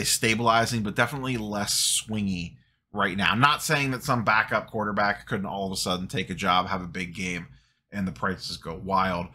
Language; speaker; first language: English; native; English